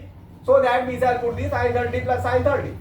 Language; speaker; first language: English; non-native, local second language; Hindi